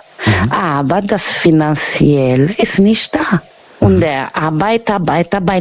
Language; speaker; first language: German; non-native, fluent; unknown